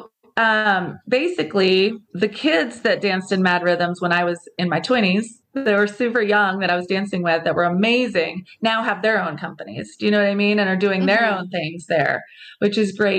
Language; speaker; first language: English; native; English